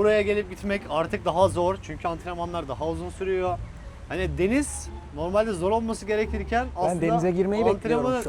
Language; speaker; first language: Turkish; native; Turkish